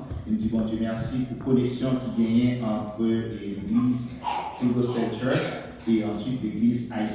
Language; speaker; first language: French; non-native, local second language; Haitian Creole